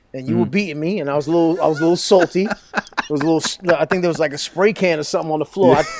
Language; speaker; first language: English; early bilingual, other home language; Spanish